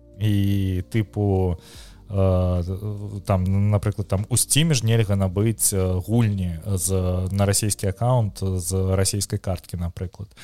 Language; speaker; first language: Belarusian; non-native, local second language; Russian